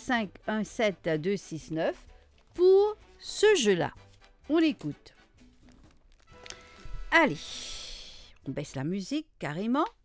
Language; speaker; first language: French; non-native, local second language; Morisyen